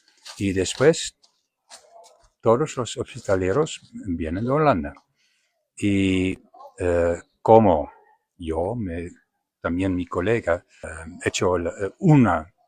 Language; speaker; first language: Spanish; non-native, learner; Dutch